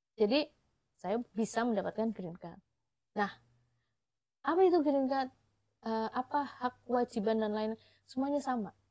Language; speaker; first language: Indonesian; native; Indonesian